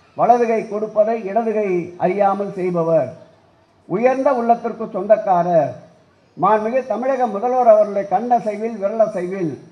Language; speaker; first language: Tamil; native; Tamil